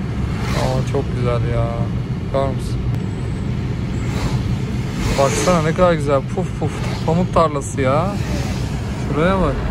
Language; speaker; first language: Turkish; native; Turkish